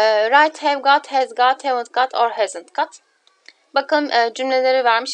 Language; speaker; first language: English; non-native, fluent; Turkish